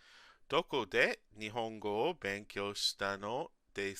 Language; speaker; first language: Japanese; non-native, learner; English